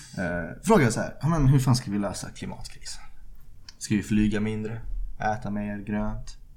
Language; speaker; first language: Swedish; early bilingual, other home language; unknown